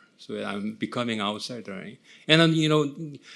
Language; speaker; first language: English; non-native, fluent; Korean